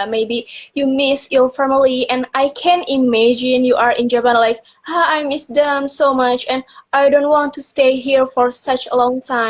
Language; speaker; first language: English; non-native, learner; Indonesian